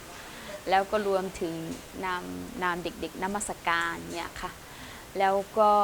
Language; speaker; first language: Thai; non-native, local second language; Lahu